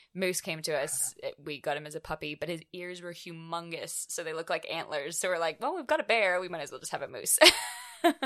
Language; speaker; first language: English; native; English